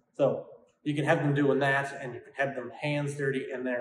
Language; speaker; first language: English; native; English